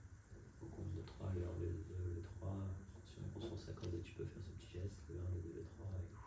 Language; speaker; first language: French; native; French